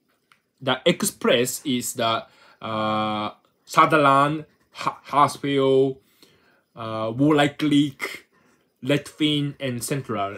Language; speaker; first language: English; non-native, learner; Japanese